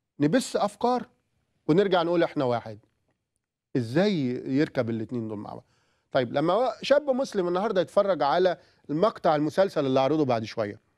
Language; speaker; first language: Arabic; native; Arabic